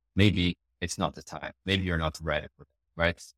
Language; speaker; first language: English; non-native, fluent; Portuguese